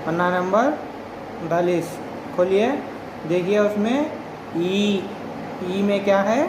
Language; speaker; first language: Hindi; non-native, local second language; Telugu